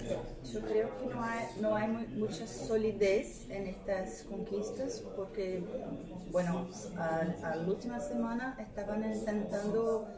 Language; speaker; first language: Spanish; non-native, fluent; Portuguese